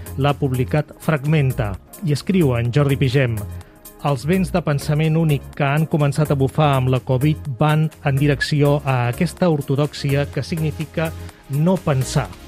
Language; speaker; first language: Catalan; native; Catalan